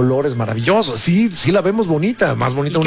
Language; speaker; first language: Spanish; native; Spanish